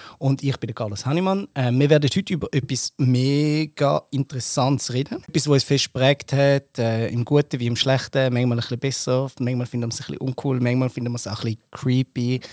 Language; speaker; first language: German; native; German